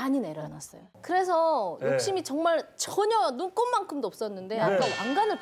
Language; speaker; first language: Korean; native; Korean